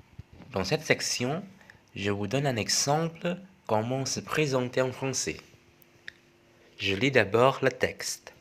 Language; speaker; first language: French; non-native, fluent; Indonesian